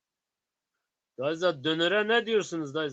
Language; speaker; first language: Turkish; non-native, local second language; Zaza